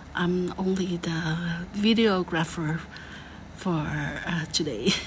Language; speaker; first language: English; non-native, fluent; Vietnamese